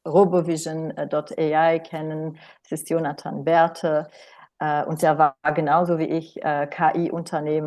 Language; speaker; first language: German; non-native, fluent; Romanian